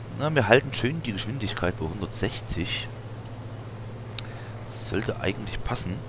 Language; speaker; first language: German; native; German